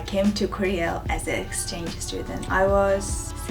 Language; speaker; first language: English; non-native, fluent; Mongolian